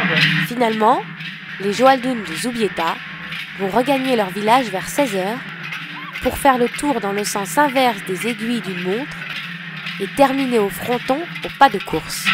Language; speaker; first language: French; native; French